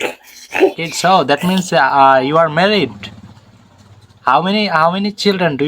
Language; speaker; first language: English; non-native, fluent; Bangla